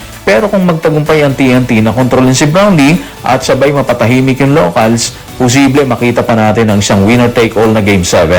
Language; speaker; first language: Filipino; native; Filipino